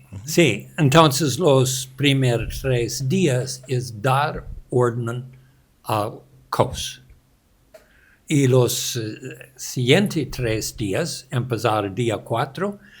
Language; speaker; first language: Spanish; non-native, learner; English